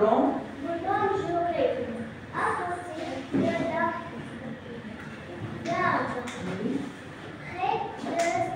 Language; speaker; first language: French; non-native, learner; Arabic